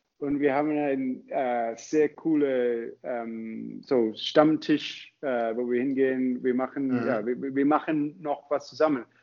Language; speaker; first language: German; non-native, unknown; English